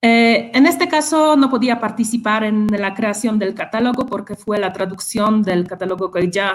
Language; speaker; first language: Spanish; non-native, fluent; Polish